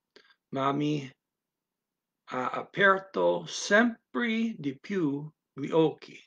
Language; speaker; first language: Italian; non-native, learner; Dutch